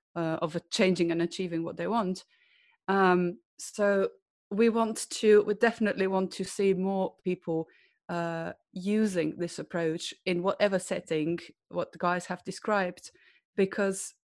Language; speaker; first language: English; non-native, fluent; Slovenian